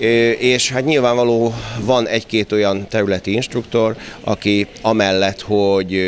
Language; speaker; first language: Hungarian; native; Hungarian